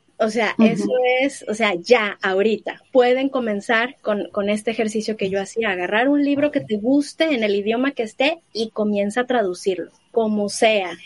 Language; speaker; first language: Spanish; native; Spanish